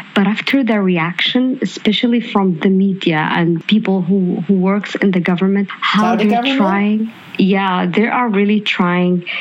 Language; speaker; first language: English; non-native, fluent; Arabic